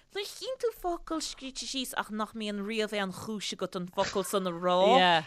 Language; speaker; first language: Irish; native; Irish